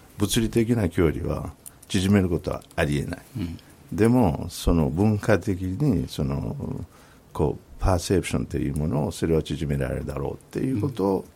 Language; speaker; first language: Japanese; non-native, fluent; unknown